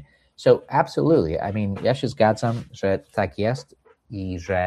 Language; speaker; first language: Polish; early bilingual, heritage; English